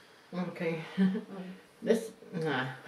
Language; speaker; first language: English; native; English